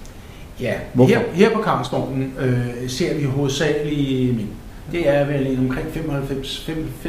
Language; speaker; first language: Danish; native; Danish